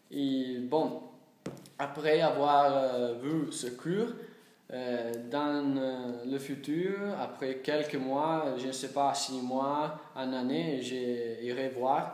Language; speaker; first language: French; non-native, learner; Italian